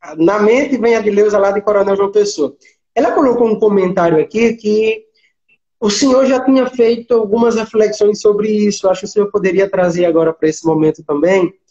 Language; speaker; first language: Portuguese; native; Portuguese